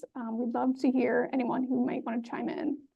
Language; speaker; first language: English; native; English